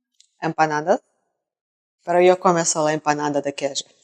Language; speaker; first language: Spanish; non-native, learner; Russian